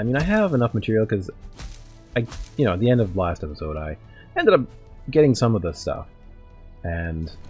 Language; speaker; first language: English; native; English